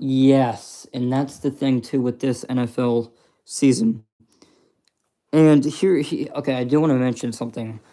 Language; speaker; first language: English; native; English